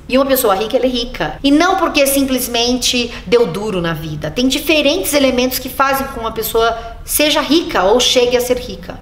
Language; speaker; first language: Portuguese; native; Portuguese